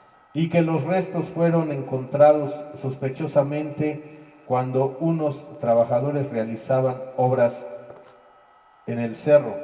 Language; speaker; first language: Spanish; native; Spanish